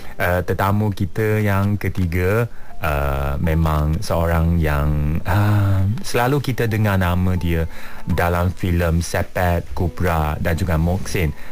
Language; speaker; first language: Malay; non-native, local second language; Chinese